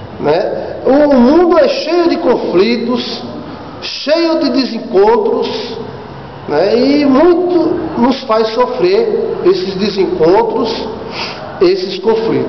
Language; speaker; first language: Portuguese; native; Portuguese